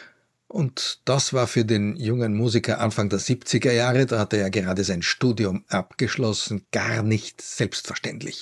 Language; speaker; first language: German; native; German